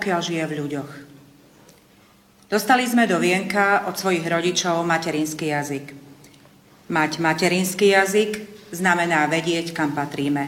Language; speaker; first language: Slovak; early bilingual, heritage; Slovak